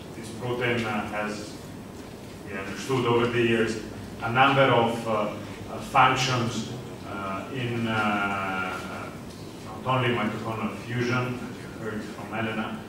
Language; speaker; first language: English; non-native, fluent; Italian